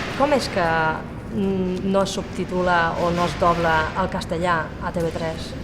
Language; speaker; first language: Catalan; non-native, fluent; German